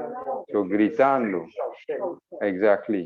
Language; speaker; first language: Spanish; non-native, fluent; English